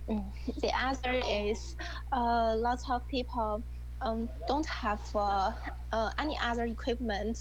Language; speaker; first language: English; non-native, learner; Chinese